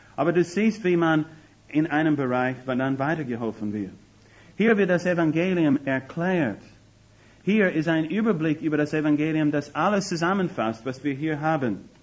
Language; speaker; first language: German; non-native, fluent; English